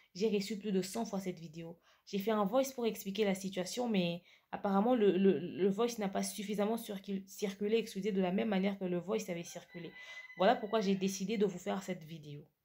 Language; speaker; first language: French; non-native, local second language; Lingala